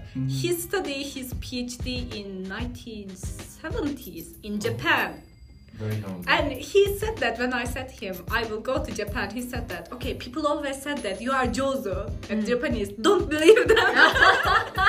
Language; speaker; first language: English; non-native, fluent; Turkish